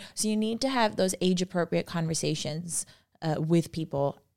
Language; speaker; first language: English; non-native, local second language; Urdu